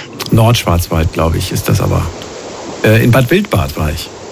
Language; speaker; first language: German; native; German